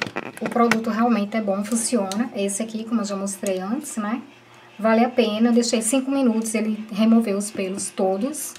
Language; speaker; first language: Portuguese; native; Portuguese